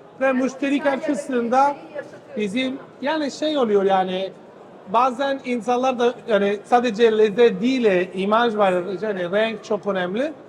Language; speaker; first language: Turkish; non-native, fluent; Italian